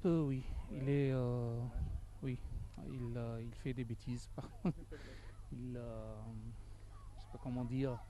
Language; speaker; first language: French; non-native, learner; Arabic